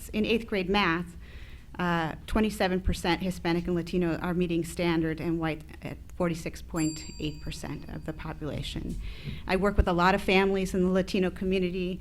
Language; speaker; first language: English; early bilingual, other home language; Spanish